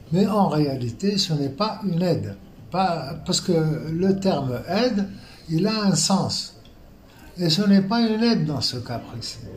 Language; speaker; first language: French; non-native, local second language; Arabic